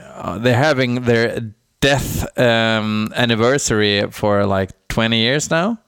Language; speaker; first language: English; non-native, fluent; Swedish